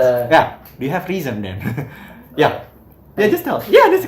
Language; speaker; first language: English; non-native, fluent; Indonesian